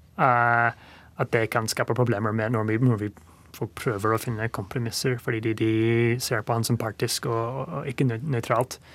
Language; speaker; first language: Norwegian; non-native, fluent; English